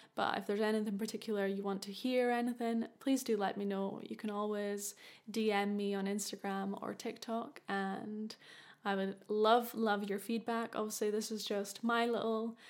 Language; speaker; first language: English; native; English